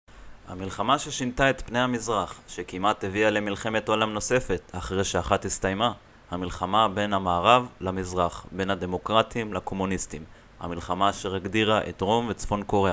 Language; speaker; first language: Hebrew; native; Hebrew